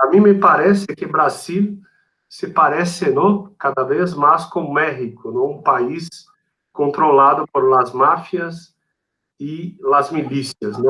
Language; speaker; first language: Spanish; non-native, fluent; Portuguese